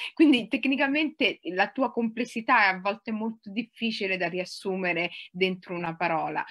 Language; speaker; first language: Italian; early bilingual, other home language; Somali